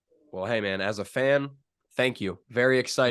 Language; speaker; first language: English; native; English